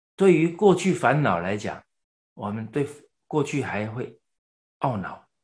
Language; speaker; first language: Chinese; native; Chinese